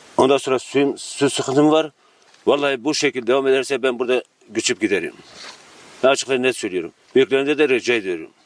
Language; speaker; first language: Turkish; native; Turkish